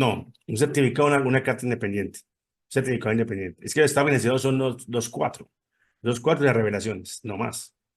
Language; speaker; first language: Spanish; native; Spanish